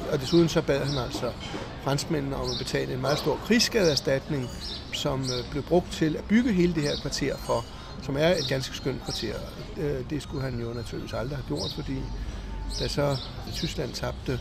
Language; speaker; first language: Danish; native; Danish